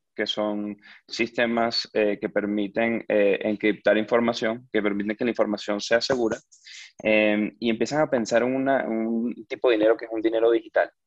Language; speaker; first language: Spanish; native; Spanish